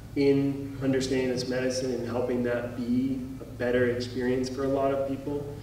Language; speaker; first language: English; native; English